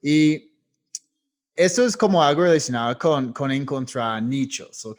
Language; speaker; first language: Spanish; non-native, fluent; English